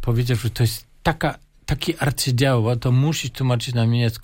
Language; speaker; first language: Polish; non-native, fluent; German